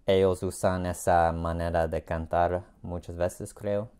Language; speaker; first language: Spanish; non-native, learner; English